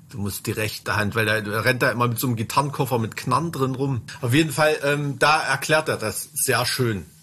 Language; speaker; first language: German; native; German